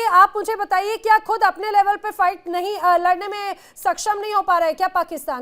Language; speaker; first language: Hindi; native; Hindi